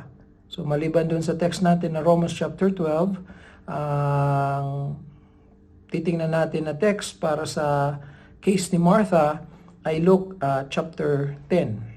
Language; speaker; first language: Filipino; native; Filipino